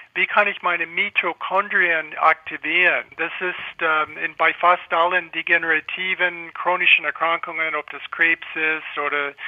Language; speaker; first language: German; non-native, fluent; English